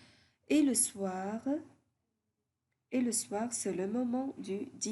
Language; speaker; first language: French; non-native, fluent; Arabic